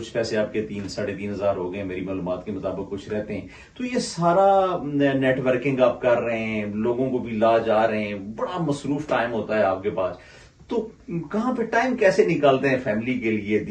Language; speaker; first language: Hindi; native; Hindi